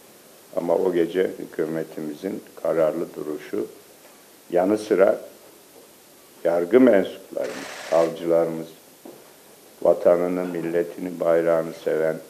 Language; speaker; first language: Turkish; native; Turkish